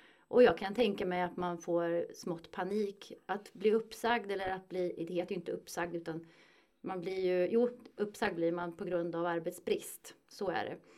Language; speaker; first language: Swedish; native; Swedish